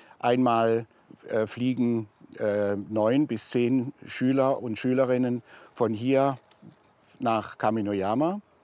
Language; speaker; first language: German; native; German